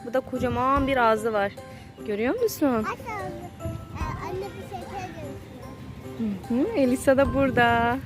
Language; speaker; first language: Turkish; native; Turkish